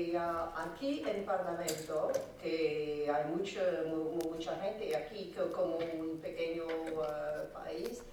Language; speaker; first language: Spanish; non-native, fluent; French